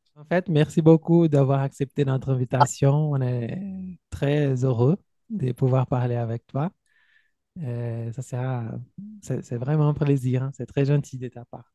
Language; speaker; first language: French; non-native, fluent; Portuguese